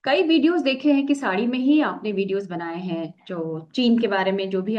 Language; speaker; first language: Hindi; native; Hindi